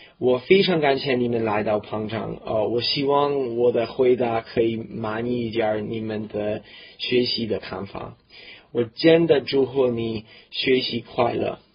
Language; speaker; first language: Chinese; non-native, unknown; English